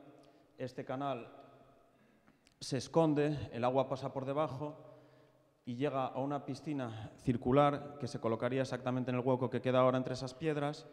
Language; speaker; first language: Spanish; native; Spanish